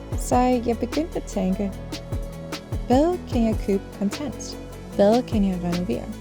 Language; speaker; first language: Danish; non-native, fluent; English